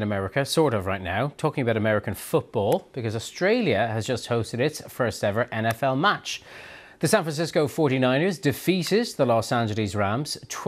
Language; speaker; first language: English; native; English